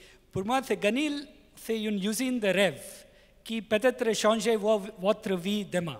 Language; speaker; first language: French; non-native, learner; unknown